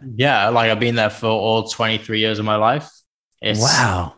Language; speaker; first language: English; native; English